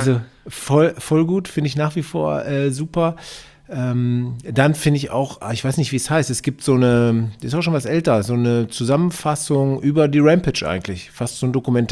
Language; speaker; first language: German; native; German